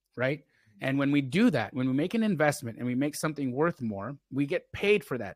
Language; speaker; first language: English; native; English